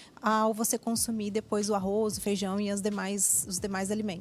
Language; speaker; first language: Portuguese; native; Portuguese